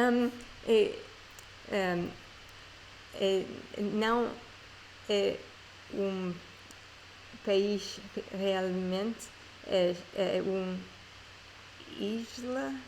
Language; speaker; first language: Portuguese; non-native, learner; English